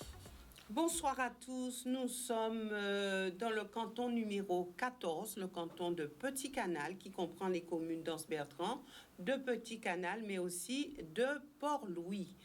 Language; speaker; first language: French; native; French